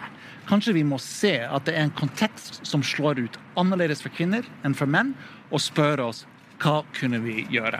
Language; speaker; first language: Norwegian; non-native, fluent; English